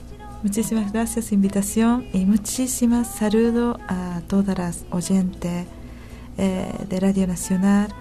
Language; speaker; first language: Spanish; non-native, fluent; Japanese